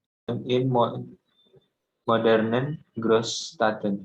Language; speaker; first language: German; non-native, learner; Indonesian